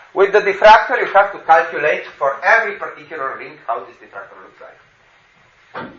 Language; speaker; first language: English; non-native, fluent; Slovenian